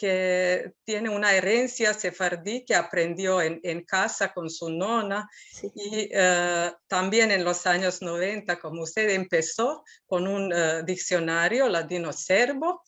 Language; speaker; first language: Spanish; non-native, fluent; Serbian